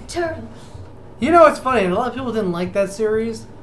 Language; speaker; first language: English; early bilingual, other home language; Spanish